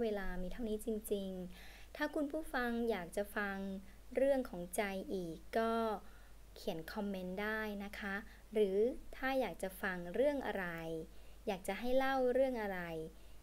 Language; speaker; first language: Thai; native; Thai